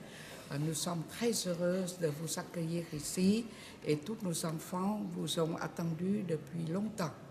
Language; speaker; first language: French; non-native, fluent; Vietnamese